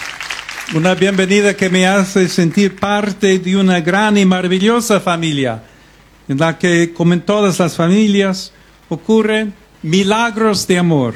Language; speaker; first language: Spanish; non-native, fluent; English